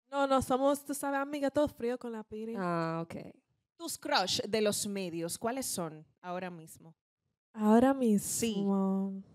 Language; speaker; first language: Spanish; early bilingual, heritage; Spanish